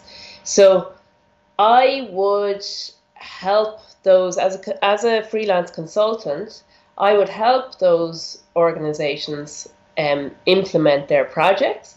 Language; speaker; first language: English; native; English